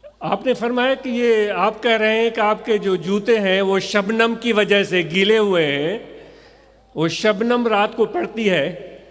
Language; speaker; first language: Urdu; non-native, local second language; Sindhi